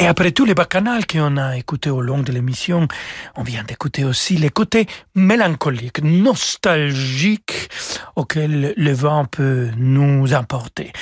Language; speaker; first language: French; non-native, fluent; Spanish